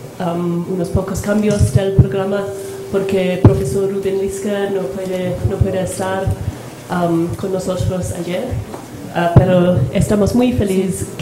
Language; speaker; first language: Spanish; non-native, learner; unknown